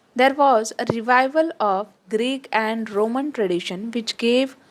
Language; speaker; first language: English; non-native, local second language; Marathi